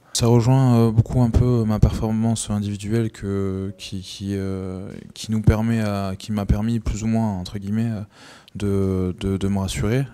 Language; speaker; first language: French; native; French